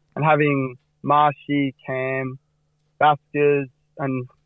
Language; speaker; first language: English; native; English